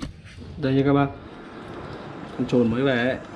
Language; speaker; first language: Vietnamese; native; Vietnamese